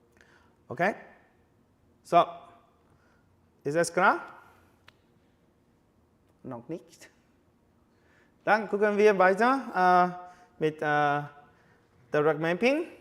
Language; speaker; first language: German; non-native, fluent; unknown